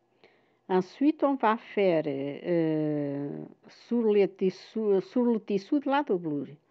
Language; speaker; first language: French; non-native, fluent; Portuguese